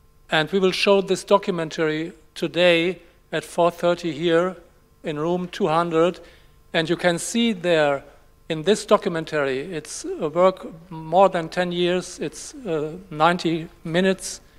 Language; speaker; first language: English; non-native, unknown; German